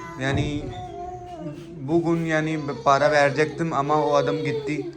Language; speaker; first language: Turkish; non-native, learner; Urdu